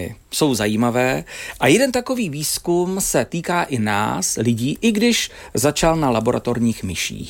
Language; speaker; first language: Czech; native; Czech